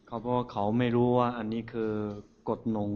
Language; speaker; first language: Thai; non-native, fluent; Chinese